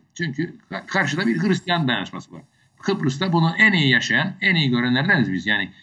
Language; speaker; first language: Turkish; native; Turkish